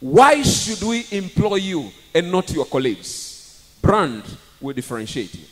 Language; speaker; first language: English; non-native, local second language; Swahili